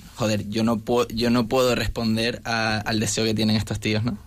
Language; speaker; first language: Spanish; native; Spanish